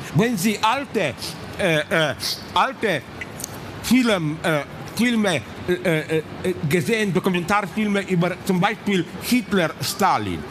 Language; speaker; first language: German; non-native, learner; Slovenian